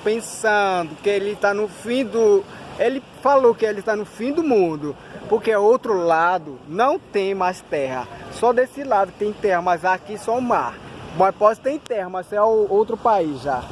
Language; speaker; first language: Portuguese; non-native, local second language; Ticuna